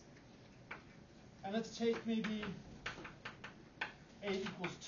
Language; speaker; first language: English; native; English